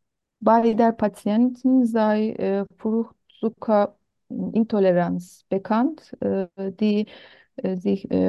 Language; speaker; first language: German; non-native, learner; Turkish